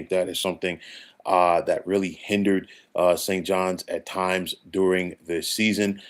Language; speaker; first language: English; native; English